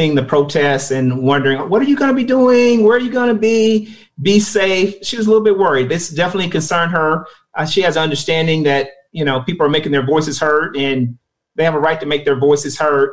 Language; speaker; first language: English; native; English